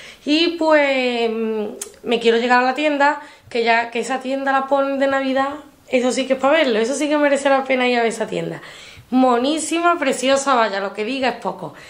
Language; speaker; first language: Spanish; native; Spanish